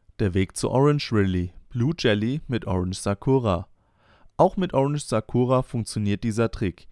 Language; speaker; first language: German; native; German